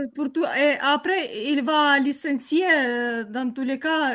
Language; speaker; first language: French; non-native, learner; Ukrainian